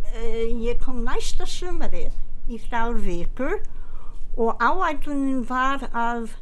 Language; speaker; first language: Icelandic; non-native, fluent; English